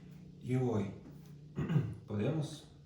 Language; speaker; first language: Spanish; non-native, fluent; Russian